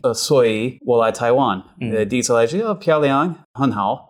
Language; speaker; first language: Chinese; non-native, learner; English